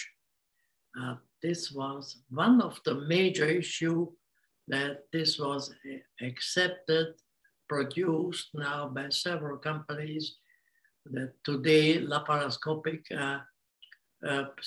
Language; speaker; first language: English; non-native, fluent; Hungarian